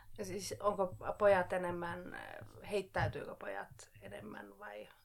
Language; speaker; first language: Finnish; non-native, local second language; Swedish